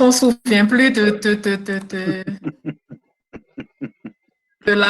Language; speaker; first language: French; non-native, local second language; Malagasy